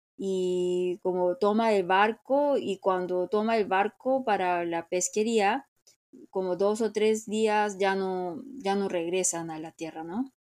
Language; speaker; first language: Spanish; non-native, fluent; Korean